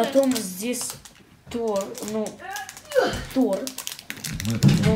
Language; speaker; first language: Russian; early bilingual, heritage; English